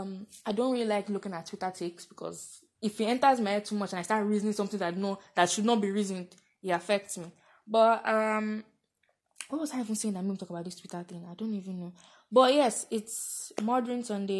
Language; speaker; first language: English; non-native, local second language; Yoruba